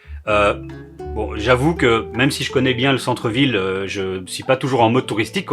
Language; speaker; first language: French; native; French